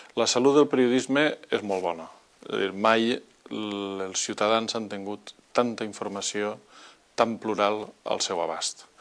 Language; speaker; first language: Catalan; native; Catalan